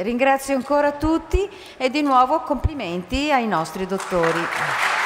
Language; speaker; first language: Italian; native; Italian